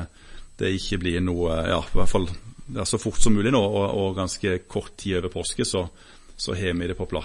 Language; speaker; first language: Norwegian; native; Norwegian